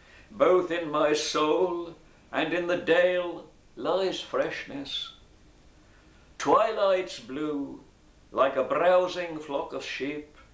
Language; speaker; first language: English; native; English